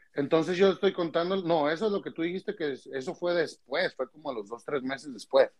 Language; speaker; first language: Spanish; early bilingual, heritage; Spanish